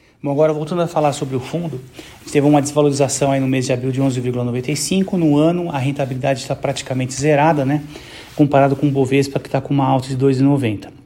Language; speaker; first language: Portuguese; native; Portuguese